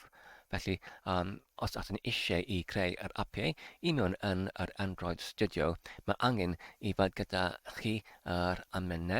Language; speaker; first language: Welsh; non-native, learner; English